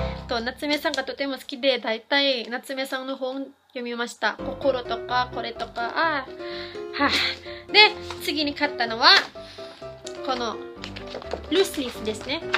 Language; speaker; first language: Japanese; non-native, fluent; Filipino